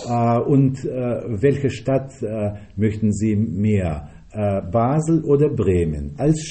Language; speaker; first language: German; non-native, fluent; Russian